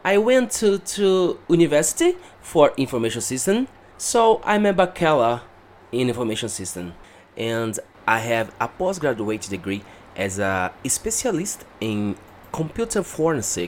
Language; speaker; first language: English; non-native, learner; Portuguese